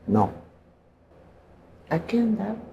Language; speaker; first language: Spanish; non-native, local second language; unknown